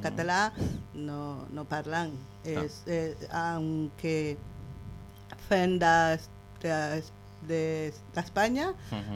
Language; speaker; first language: Catalan; non-native, learner; Spanish